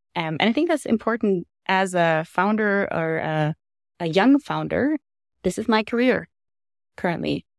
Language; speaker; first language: English; non-native, fluent; Norwegian